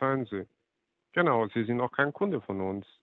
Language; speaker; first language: German; non-native, fluent; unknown